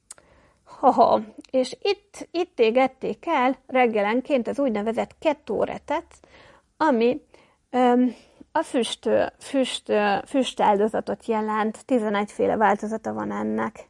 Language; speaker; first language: Hungarian; native; Hungarian